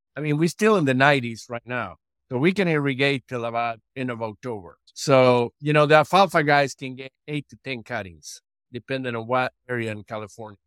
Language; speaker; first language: English; non-native, fluent; Spanish